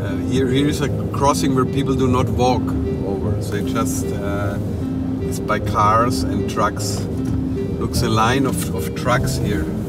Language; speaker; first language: English; non-native, fluent; German